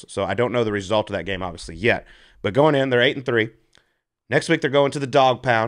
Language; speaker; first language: English; native; English